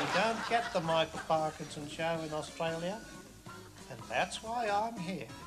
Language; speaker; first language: English; native; English